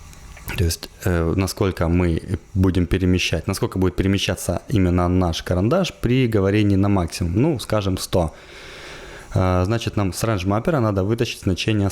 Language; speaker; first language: Russian; native; Russian